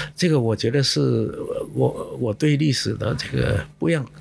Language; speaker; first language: Chinese; non-native, local second language; Min Nan Chinese